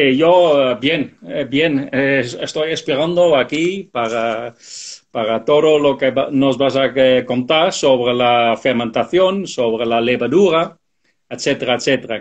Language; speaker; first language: Spanish; non-native, fluent; Dutch